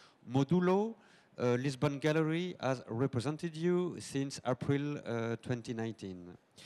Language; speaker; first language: English; non-native, fluent; French